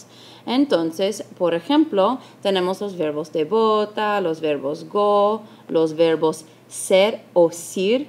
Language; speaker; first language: Spanish; non-native, fluent; English